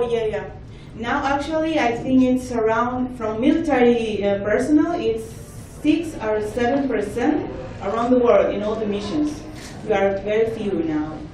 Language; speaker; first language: English; non-native, fluent; Spanish